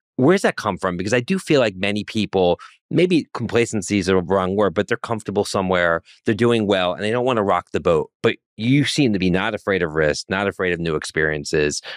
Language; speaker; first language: English; native; English